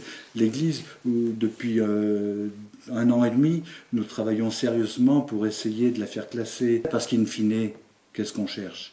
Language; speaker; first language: French; native; French